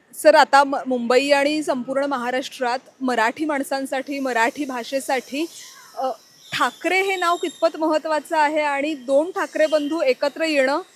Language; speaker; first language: Marathi; native; Marathi